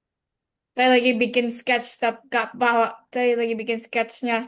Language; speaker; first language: Indonesian; non-native, learner; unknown